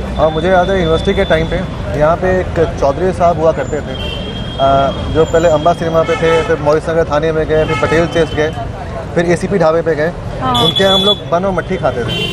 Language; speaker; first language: Hindi; native; Hindi